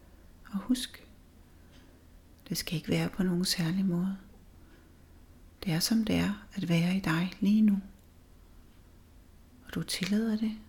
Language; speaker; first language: Danish; native; Danish